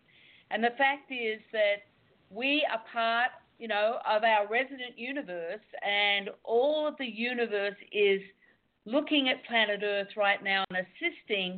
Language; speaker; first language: English; native; English